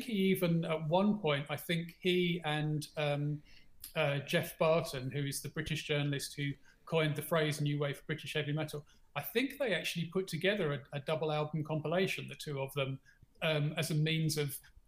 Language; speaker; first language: English; native; English